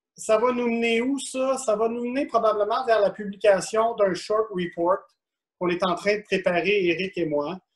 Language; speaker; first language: French; native; French